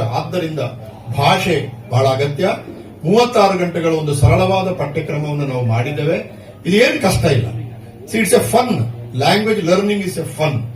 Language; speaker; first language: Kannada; non-native, local second language; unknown